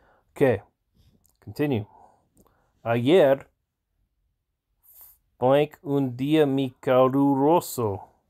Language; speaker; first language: Spanish; non-native, learner; English